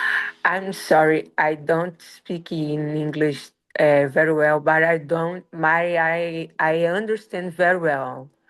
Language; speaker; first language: English; non-native, learner; Portuguese